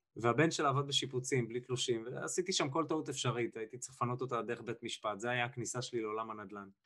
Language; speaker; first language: Hebrew; native; Hebrew